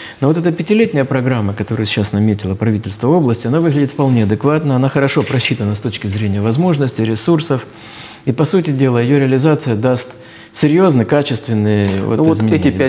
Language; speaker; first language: Russian; native; Russian